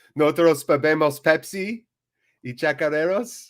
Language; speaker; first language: Spanish; non-native, learner; English